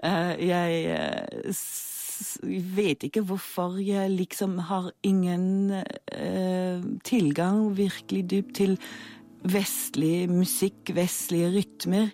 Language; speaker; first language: Norwegian; non-native, fluent; German